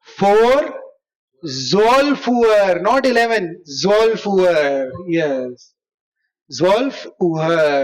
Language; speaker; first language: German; non-native, learner; Hindi